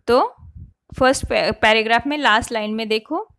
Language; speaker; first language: Hindi; non-native, local second language; Marathi